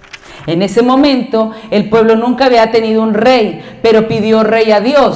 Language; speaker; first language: Spanish; native; Spanish